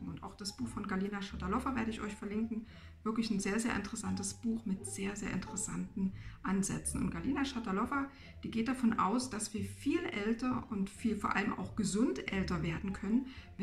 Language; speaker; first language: German; native; German